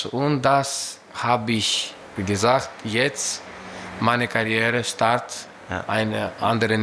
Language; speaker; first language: German; non-native, learner; Greek